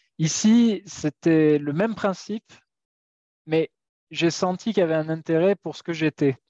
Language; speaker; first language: French; native; French